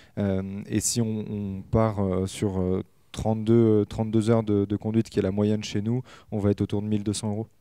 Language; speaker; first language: French; native; French